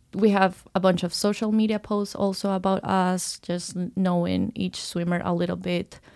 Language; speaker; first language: English; non-native, fluent; Spanish